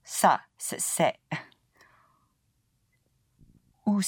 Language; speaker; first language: French; non-native, learner; English